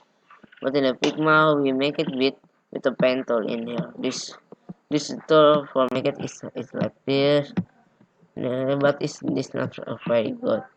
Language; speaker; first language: English; non-native, learner; Indonesian